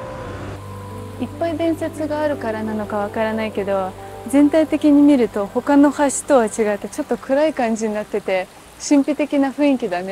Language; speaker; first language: Japanese; non-native, fluent; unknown